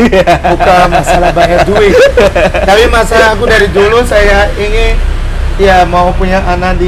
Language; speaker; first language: Indonesian; non-native, fluent; English